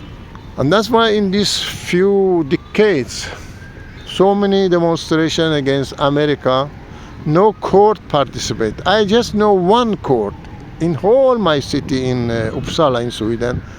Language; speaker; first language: English; non-native, learner; Persian